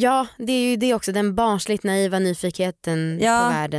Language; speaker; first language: Swedish; native; Swedish